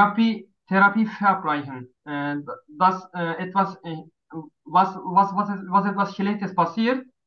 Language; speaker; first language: German; non-native, learner; Turkish